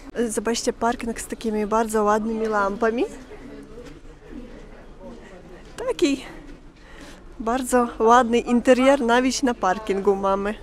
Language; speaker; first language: Polish; non-native, fluent; Ukrainian